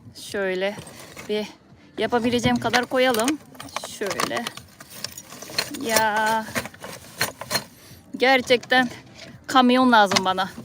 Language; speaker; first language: Turkish; non-native, fluent; Japanese